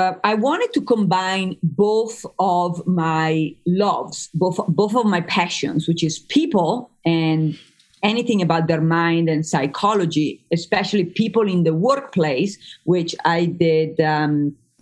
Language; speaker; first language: English; non-native, fluent; Italian